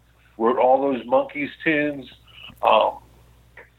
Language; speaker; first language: English; native; English